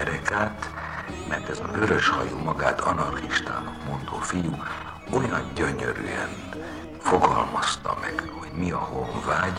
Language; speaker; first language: Hungarian; native; Hungarian